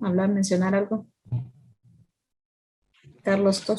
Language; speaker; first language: Spanish; native; Spanish